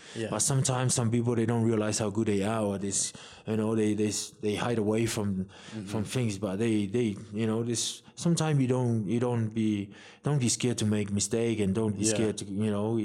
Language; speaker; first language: English; non-native, fluent; Samoan